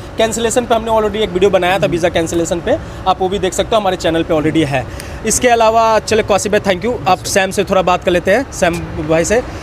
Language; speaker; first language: Hindi; native; Hindi